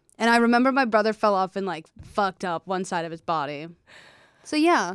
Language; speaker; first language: English; native; English